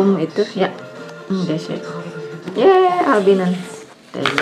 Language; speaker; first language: Dutch; non-native, learner; Indonesian